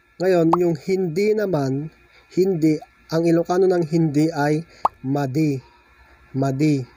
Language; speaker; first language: Filipino; non-native, local second language; Iloko